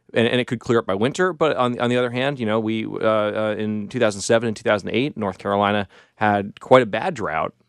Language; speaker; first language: English; native; English